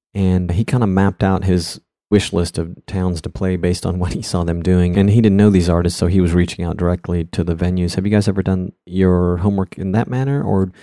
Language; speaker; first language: English; native; English